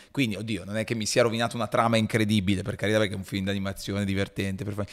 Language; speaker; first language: Italian; native; Italian